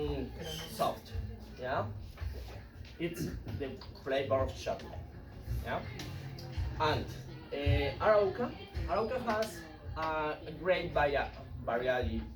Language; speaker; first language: English; non-native, learner; Spanish